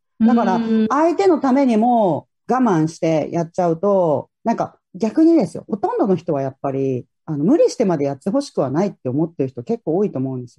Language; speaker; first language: Japanese; native; Japanese